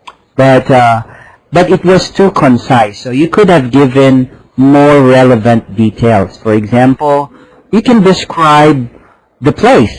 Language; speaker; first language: English; non-native, fluent; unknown